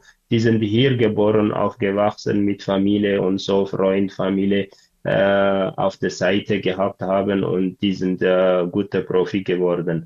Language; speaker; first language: German; non-native, learner; Tigrinya